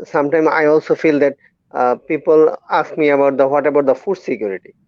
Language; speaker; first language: English; non-native, local second language; Bangla